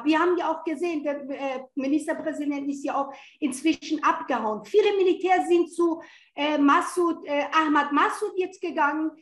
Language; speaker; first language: German; non-native, fluent; Persian